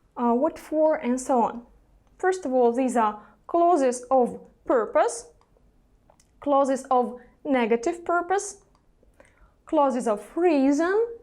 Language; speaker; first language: English; non-native, fluent; Russian